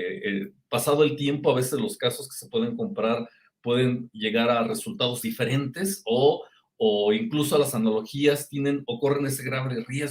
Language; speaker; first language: Spanish; native; Spanish